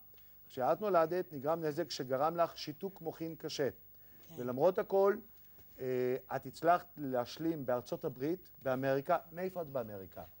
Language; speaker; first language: Hebrew; native; Hebrew